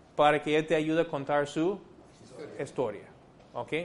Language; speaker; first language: Spanish; non-native, fluent; English